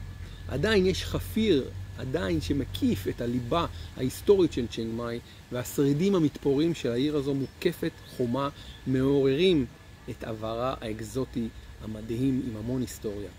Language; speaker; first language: Hebrew; native; Hebrew